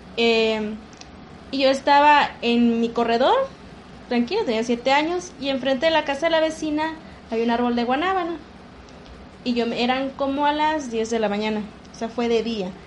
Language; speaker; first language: Spanish; native; Spanish